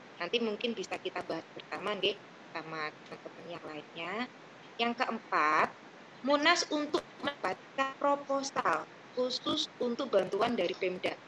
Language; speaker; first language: Indonesian; non-native, local second language; Javanese